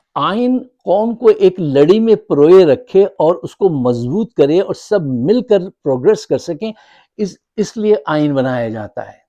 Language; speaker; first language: Urdu; native; Urdu